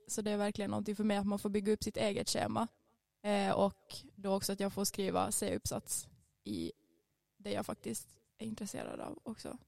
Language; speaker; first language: Swedish; native; Swedish